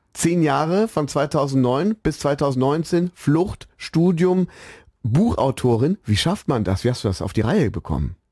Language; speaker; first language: German; native; German